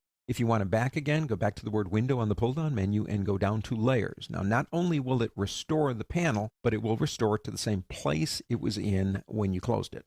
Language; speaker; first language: English; native; English